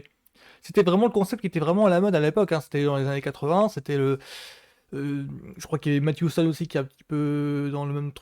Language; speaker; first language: French; native; French